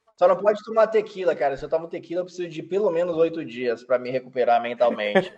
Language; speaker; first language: Portuguese; early bilingual, heritage; Portuguese